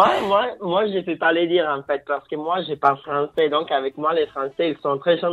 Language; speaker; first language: French; non-native, fluent; Italian